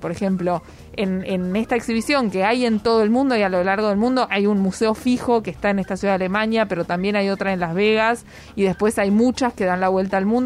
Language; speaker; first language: Spanish; native; Spanish